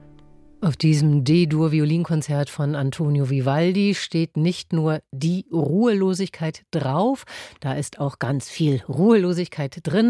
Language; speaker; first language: German; native; German